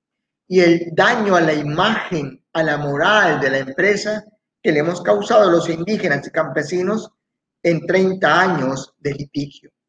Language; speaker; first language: Spanish; native; Spanish